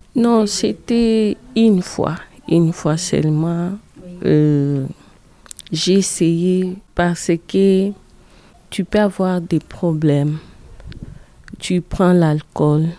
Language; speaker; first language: French; non-native, learner; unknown